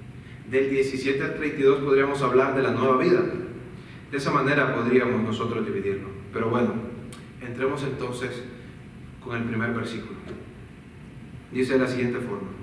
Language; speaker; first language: Spanish; native; Spanish